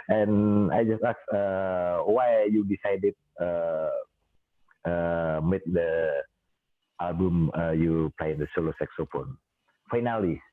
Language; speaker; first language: English; non-native, learner; Indonesian